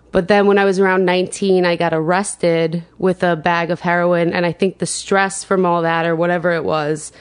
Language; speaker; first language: English; native; English